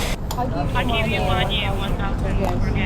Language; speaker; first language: English; non-native, learner; Russian